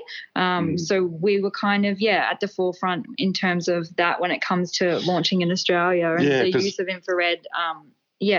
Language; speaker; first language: English; native; English